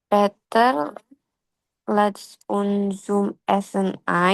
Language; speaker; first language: German; non-native, learner; Indonesian